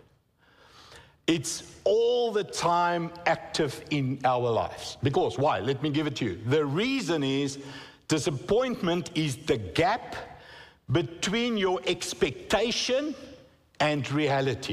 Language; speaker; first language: English; non-native, local second language; Afrikaans